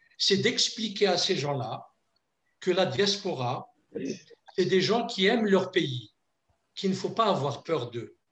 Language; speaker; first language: French; non-native, local second language; Kabyle